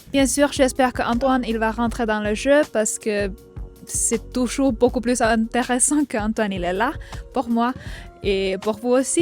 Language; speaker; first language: French; non-native, fluent; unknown